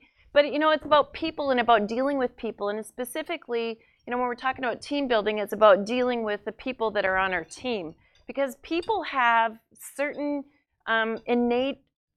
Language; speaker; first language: English; native; English